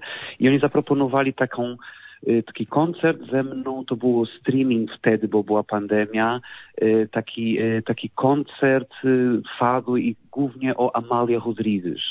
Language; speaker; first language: Polish; non-native, fluent; Portuguese